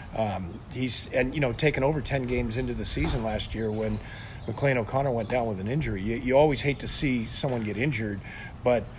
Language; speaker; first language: English; native; English